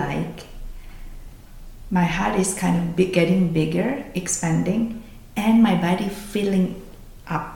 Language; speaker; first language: English; native; English